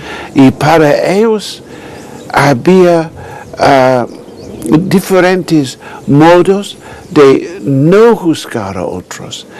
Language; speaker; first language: Spanish; non-native, fluent; English